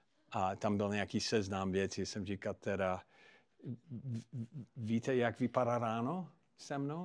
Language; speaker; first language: Czech; non-native, fluent; English